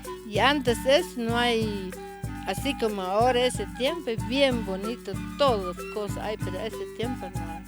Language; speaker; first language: Spanish; non-native, local second language; Kaqchikel